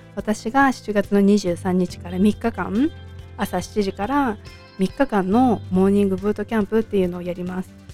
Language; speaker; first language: Japanese; native; Japanese